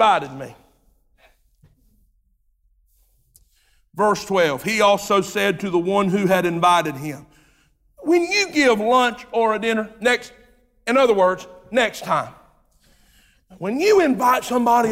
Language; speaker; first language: English; native; English